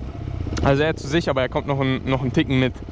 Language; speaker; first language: German; native; German